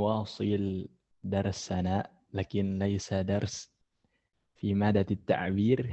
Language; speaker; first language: Arabic; non-native, fluent; Indonesian